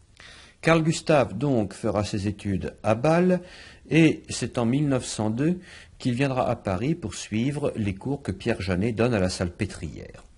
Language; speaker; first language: French; native; French